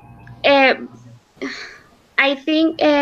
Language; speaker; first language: English; non-native, learner; Spanish